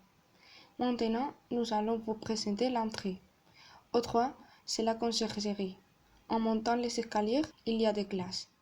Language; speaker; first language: French; non-native, learner; Spanish